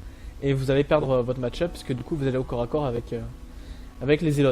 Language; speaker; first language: French; native; French